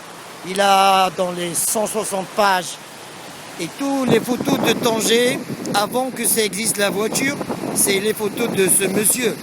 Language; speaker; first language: French; non-native, local second language; Arabic